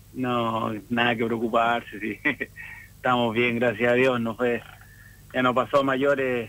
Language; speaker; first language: Spanish; native; Spanish